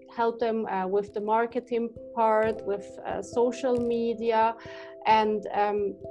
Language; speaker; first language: English; non-native, fluent; German